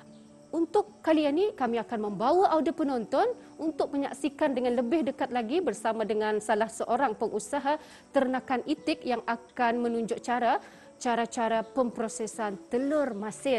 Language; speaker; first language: Malay; native; Malay